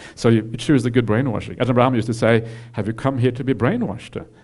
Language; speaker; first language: English; non-native, fluent; Norwegian